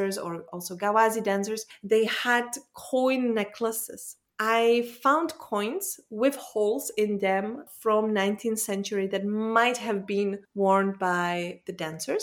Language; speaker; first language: English; non-native, fluent; Czech